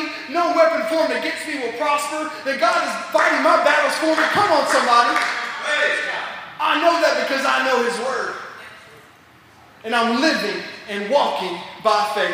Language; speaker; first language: English; native; English